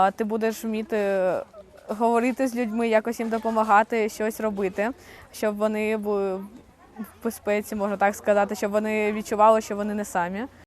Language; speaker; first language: Ukrainian; native; Ukrainian